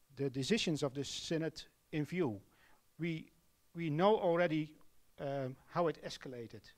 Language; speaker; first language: English; non-native, fluent; Dutch